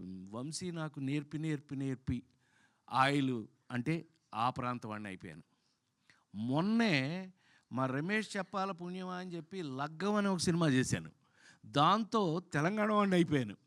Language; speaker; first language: Telugu; native; Telugu